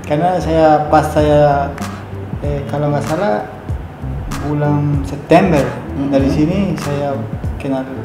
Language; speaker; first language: Indonesian; non-native, fluent; Spanish